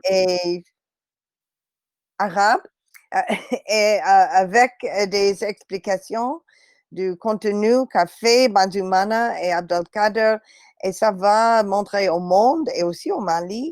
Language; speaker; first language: French; non-native, fluent; English